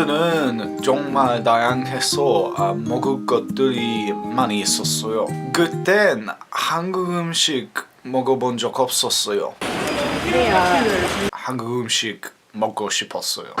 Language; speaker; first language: Korean; non-native, learner; English